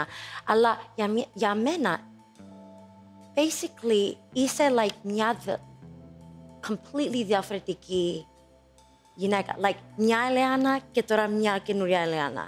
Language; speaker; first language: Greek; early bilingual, heritage; English